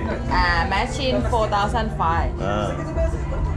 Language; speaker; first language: English; non-native, learner; Thai